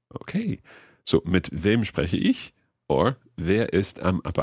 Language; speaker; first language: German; non-native, learner; English